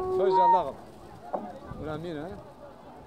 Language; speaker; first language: Spanish; non-native, learner; Arabic